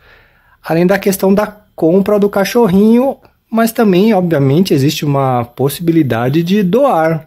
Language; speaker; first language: Portuguese; native; Portuguese